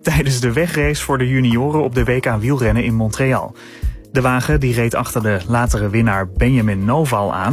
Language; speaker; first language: Dutch; native; Dutch